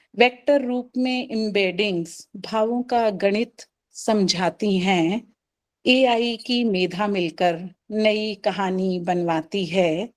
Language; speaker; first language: Hindi; native; Hindi